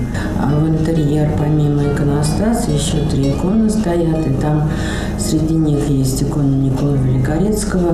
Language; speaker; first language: Russian; native; Russian